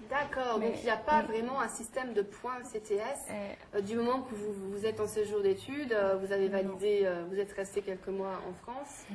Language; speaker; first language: French; native; French